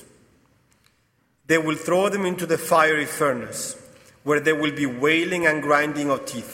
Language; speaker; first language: English; non-native, fluent; Spanish